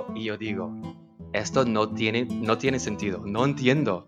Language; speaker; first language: Spanish; non-native, learner; English